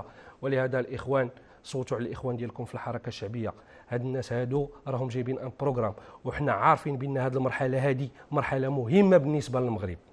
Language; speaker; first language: Arabic; native; Arabic